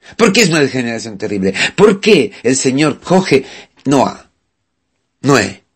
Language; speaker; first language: Spanish; non-native, fluent; Italian